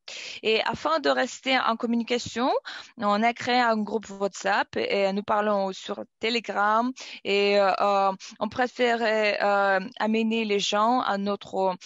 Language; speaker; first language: French; non-native, learner; Russian